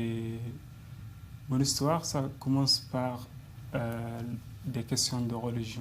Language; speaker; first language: French; non-native, fluent; Arabic